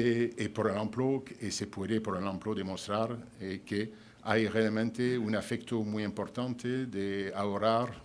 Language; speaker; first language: Spanish; non-native, fluent; French